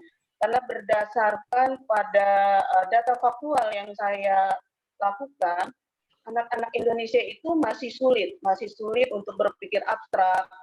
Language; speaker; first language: Indonesian; native; Indonesian